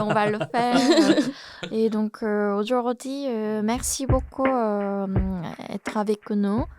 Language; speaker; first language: French; non-native, fluent; Korean